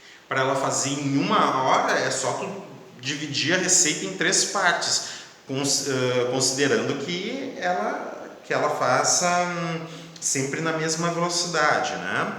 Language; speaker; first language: Portuguese; native; Portuguese